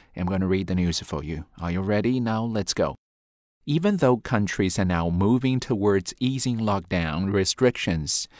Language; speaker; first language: English; non-native, fluent; Chinese